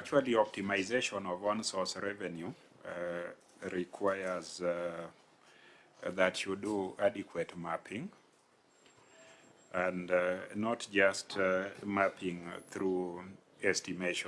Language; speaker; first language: English; non-native, local second language; Luo (Kenya and Tanzania)